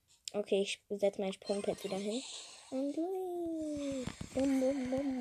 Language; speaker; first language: German; native; German